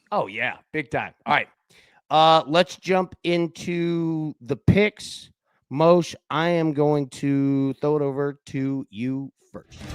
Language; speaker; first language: English; native; English